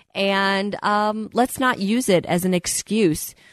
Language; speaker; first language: English; native; English